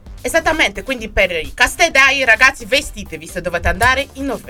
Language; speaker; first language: Italian; native; Italian